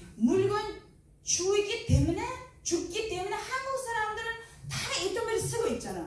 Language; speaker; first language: Korean; non-native, learner; Uzbek